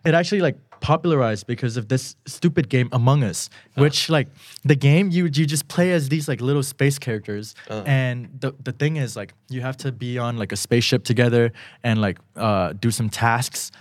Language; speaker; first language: English; early bilingual, other home language; Thai